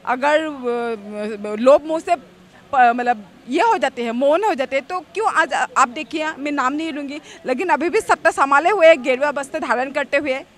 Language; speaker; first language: Hindi; non-native, local second language; Assamese